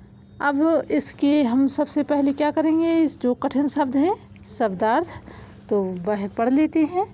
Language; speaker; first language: Hindi; native; Hindi